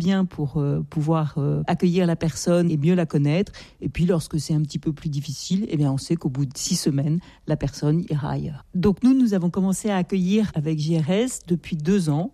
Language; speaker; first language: French; native; French